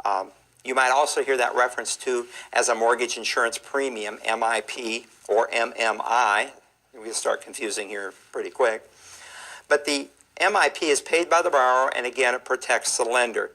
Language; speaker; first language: English; native; English